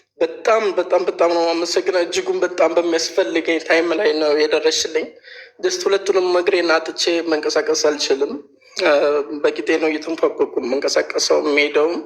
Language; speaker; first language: Amharic; native; Amharic